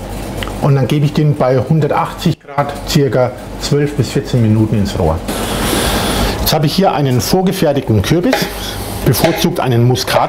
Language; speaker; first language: German; native; German